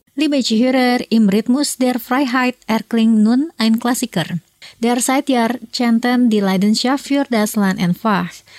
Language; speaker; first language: German; non-native, fluent; Indonesian